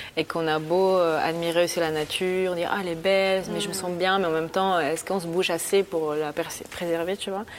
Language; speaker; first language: French; early bilingual, other home language; Spanish